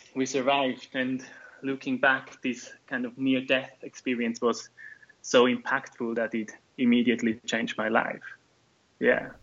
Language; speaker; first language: English; non-native, fluent; German